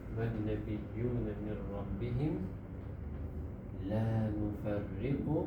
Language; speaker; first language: Arabic; non-native, fluent; Malay